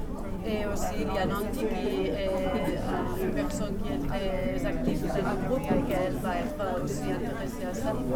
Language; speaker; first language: French; non-native, fluent; Spanish